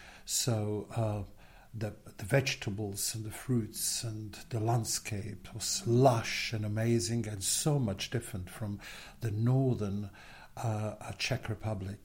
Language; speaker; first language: English; non-native, fluent; Czech